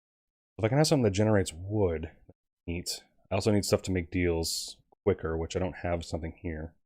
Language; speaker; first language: English; native; English